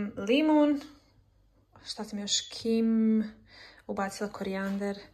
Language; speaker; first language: Serbian; early bilingual, heritage; Serbian